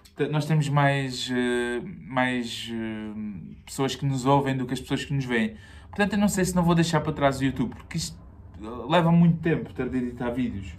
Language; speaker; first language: Portuguese; native; Portuguese